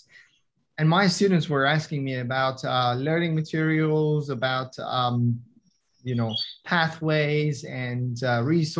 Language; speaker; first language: English; non-native, fluent; Persian